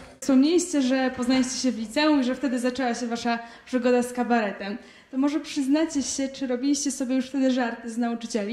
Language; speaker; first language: Polish; native; Polish